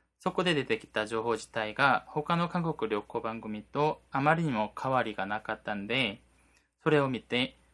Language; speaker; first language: Japanese; non-native, fluent; Korean